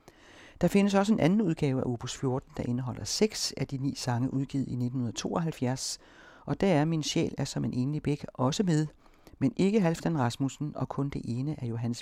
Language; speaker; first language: Danish; native; Danish